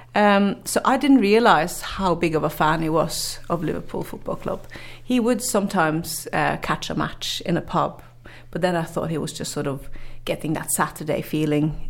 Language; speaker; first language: English; non-native, fluent; Norwegian